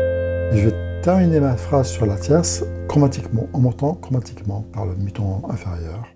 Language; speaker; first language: French; native; French